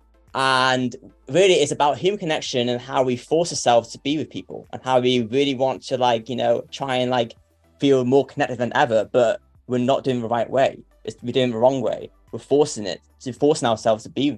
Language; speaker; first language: English; native; English